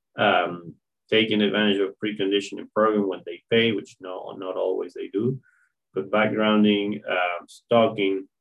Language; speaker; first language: English; non-native, fluent; Spanish